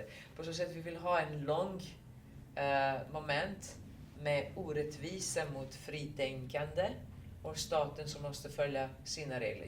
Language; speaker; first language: Swedish; non-native, fluent; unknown